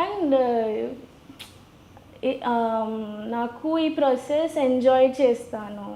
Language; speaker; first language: Telugu; non-native, local second language; Gujarati